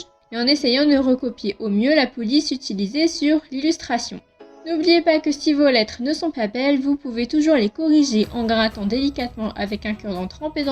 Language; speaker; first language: French; native; French